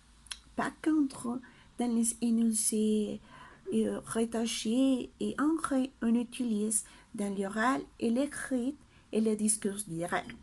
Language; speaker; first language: French; non-native, learner; Spanish